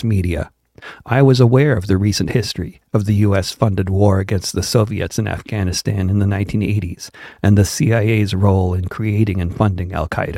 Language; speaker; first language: English; native; English